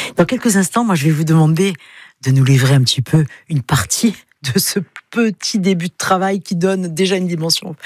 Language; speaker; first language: French; native; French